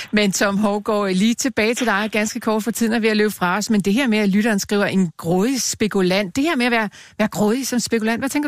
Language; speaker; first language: Danish; native; Danish